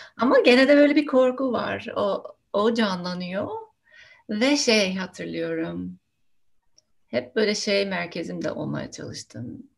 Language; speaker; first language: Turkish; non-native, fluent; English